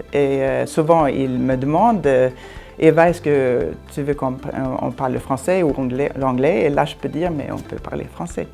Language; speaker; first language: French; non-native, fluent; Swedish